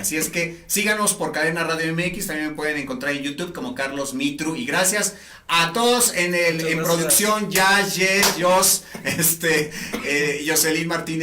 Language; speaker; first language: Spanish; native; Spanish